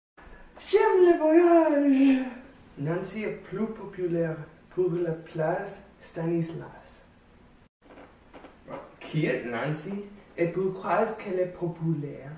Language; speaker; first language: French; non-native, learner; English